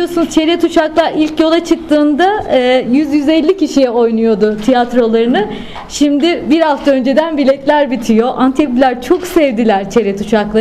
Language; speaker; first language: Turkish; native; Turkish